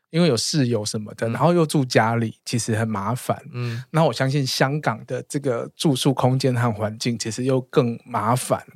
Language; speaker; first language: Chinese; native; Chinese